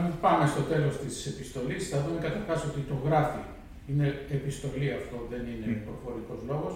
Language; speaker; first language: Greek; native; Greek